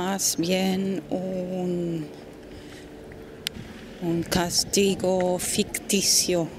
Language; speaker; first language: Spanish; non-native, fluent; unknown